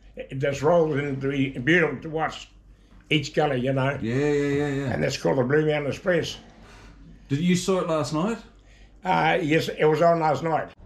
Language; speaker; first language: English; native; English